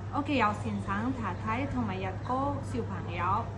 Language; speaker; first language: Cantonese; non-native, fluent; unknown